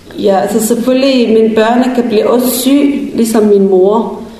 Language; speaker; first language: Danish; non-native, learner; Kurdish